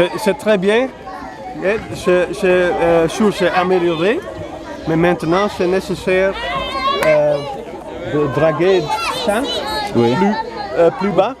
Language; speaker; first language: French; non-native, learner; Dutch